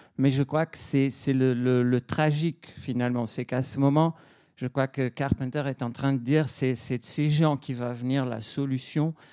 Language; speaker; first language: French; non-native, fluent; Portuguese